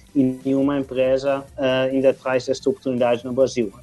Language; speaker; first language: Portuguese; non-native, fluent; Dutch